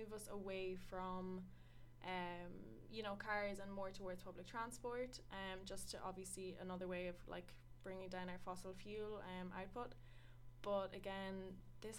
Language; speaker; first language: English; native; English